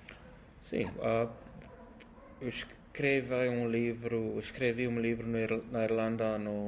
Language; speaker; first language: Portuguese; non-native, learner; English